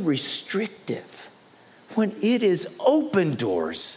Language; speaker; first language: English; native; English